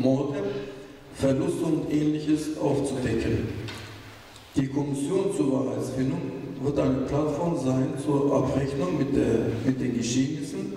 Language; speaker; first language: German; non-native, fluent; Turkish